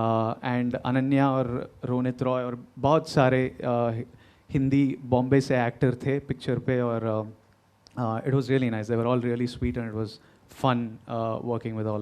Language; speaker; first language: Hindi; non-native, local second language; Telugu